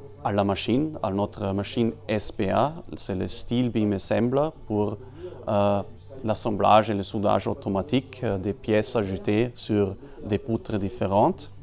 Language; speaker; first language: French; non-native, fluent; German